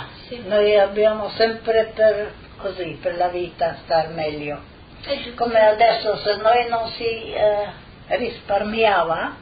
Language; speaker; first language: Italian; non-native, fluent; Slovenian